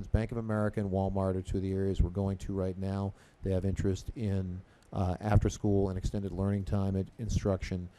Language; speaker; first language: English; native; English